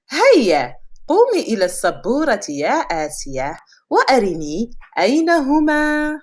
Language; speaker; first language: Arabic; non-native, fluent; French